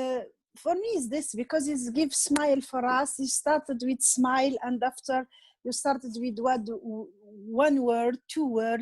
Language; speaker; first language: English; non-native, learner; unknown